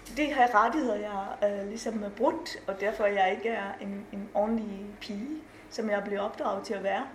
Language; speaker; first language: Danish; non-native, fluent; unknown